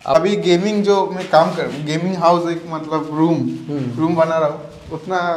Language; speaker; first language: Hindi; non-native, local second language; Bangla